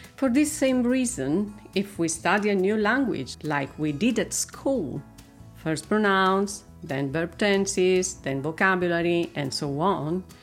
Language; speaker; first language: English; non-native, fluent; Italian